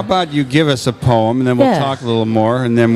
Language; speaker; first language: English; native; English